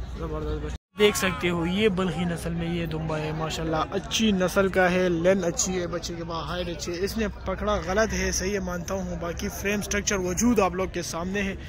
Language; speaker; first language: Urdu; non-native, local second language; Pashto